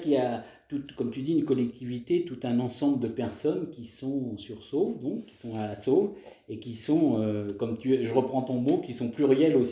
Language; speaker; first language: French; native; French